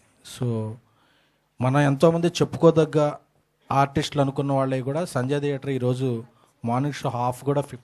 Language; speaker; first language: Telugu; native; Telugu